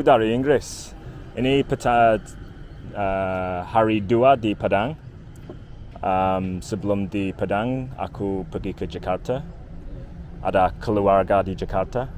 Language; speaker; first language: Indonesian; non-native, learner; English